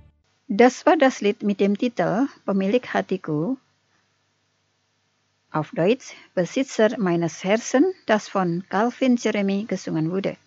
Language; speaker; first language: German; non-native, fluent; Indonesian